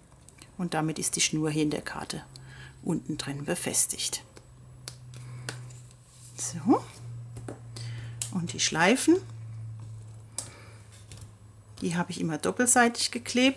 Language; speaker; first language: German; native; German